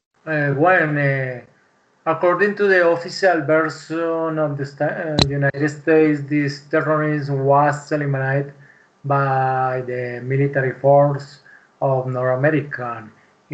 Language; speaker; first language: English; non-native, learner; Spanish